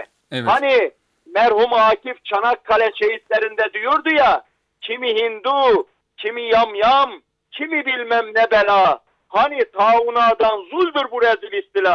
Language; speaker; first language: Turkish; native; Turkish